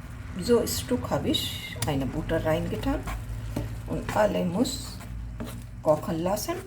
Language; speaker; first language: German; non-native, learner; Hindi